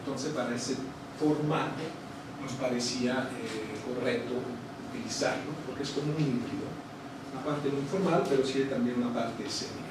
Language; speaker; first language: Spanish; non-native, fluent; Italian